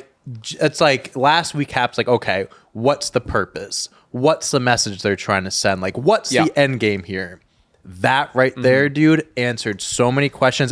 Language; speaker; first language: English; native; English